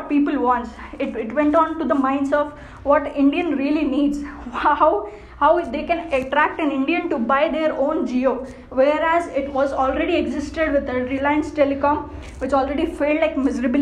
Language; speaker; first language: English; non-native, local second language; Hindi